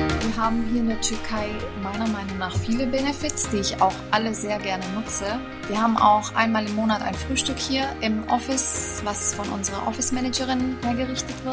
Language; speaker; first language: German; early bilingual, other home language; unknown